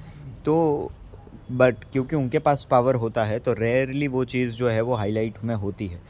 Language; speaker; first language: Hindi; native; Hindi